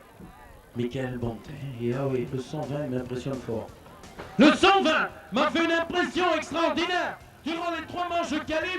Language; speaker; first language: French; native; French